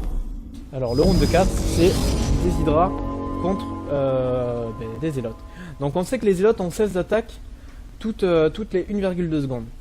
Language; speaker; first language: French; native; French